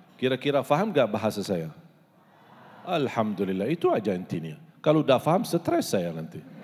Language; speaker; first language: Malay; non-native, fluent; Arabic